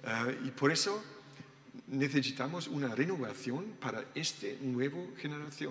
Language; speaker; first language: Spanish; non-native, learner; German